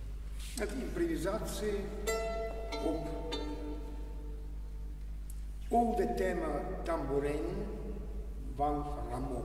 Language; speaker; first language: Dutch; non-native, learner; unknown